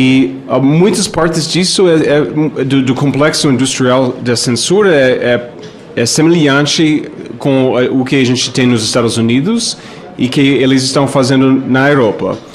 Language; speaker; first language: Portuguese; non-native, fluent; English